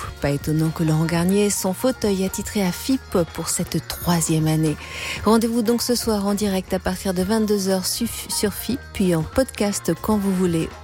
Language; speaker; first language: French; native; French